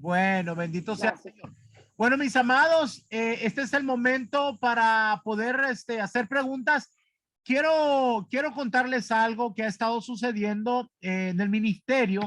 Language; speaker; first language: Spanish; native; Spanish